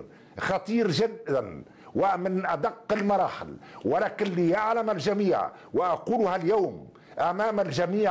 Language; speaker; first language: Arabic; native; Arabic